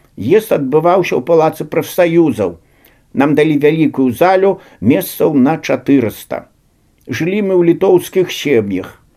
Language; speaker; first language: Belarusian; native; Belarusian